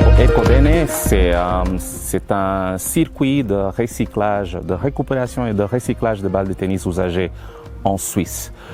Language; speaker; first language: French; non-native, fluent; Portuguese